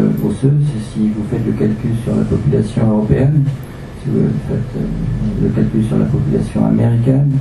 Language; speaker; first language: French; native; French